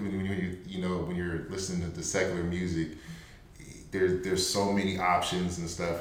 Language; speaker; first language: English; native; English